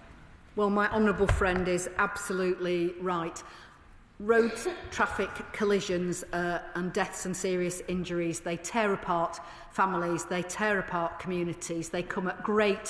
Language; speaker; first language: English; native; English